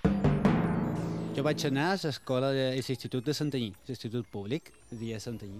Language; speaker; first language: Catalan; native; Catalan